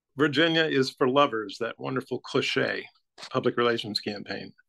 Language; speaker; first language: English; native; English